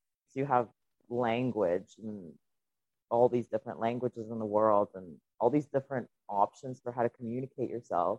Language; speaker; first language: English; non-native, fluent; Russian